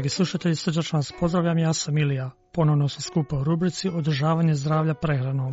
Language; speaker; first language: Croatian; native; Croatian